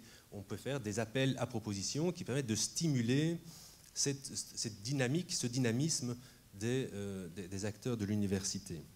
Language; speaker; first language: French; native; French